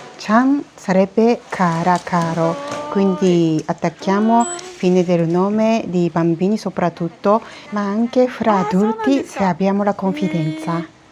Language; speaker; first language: Italian; non-native, fluent; Japanese